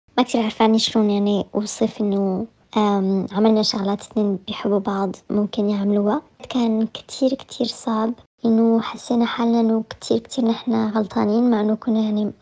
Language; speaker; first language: Arabic; early bilingual, heritage; French